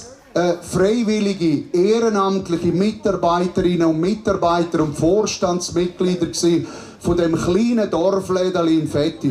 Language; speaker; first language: German; native; German